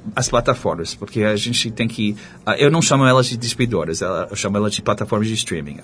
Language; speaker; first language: Portuguese; non-native, fluent; English